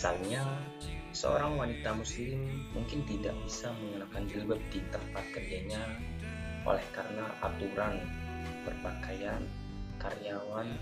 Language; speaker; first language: Indonesian; native; Indonesian